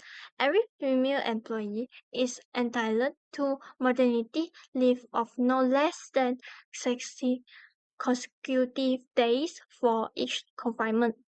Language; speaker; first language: English; non-native, learner; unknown